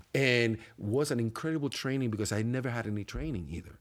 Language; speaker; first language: English; non-native, fluent; Spanish